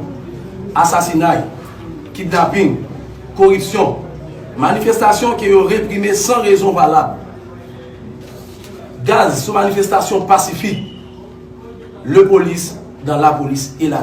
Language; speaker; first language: Haitian Creole; native; Haitian Creole